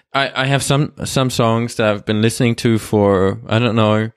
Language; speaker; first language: English; non-native, fluent; German